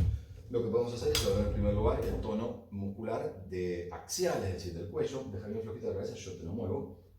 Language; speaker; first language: Spanish; native; Spanish